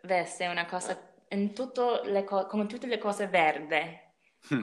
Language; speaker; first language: Italian; non-native, learner; English